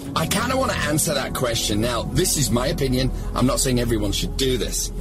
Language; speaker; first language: English; native; English